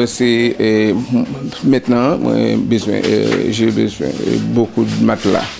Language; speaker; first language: French; non-native, learner; Haitian Creole